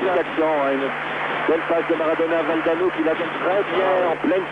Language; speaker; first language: French; native; French